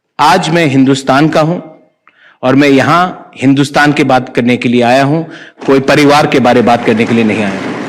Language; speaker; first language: Hindi; non-native, local second language; Kok Borok